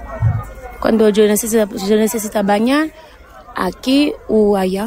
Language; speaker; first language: Spanish; non-native, learner; Haitian Creole